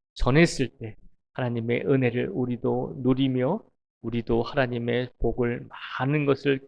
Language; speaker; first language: Korean; native; Korean